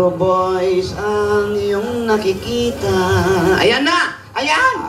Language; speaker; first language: Filipino; native; Filipino